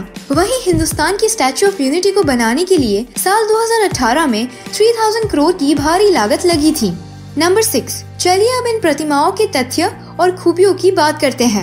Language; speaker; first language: Hindi; native; Hindi